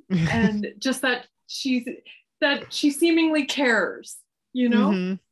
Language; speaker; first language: English; native; English